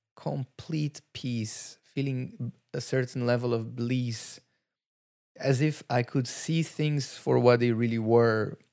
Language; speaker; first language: English; non-native, fluent; Portuguese